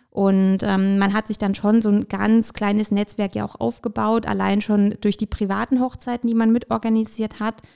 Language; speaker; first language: German; early bilingual, other home language; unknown